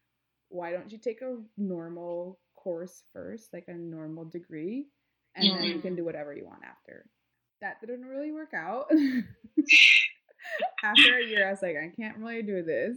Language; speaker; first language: English; non-native, local second language; Filipino